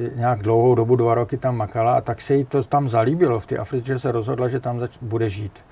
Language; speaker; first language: Czech; native; Czech